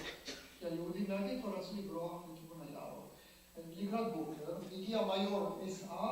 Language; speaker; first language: Hebrew; non-native, fluent; Polish